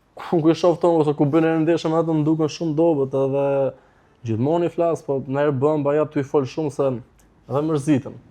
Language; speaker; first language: Albanian; native; Albanian